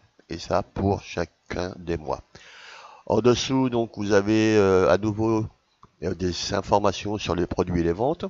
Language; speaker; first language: French; native; French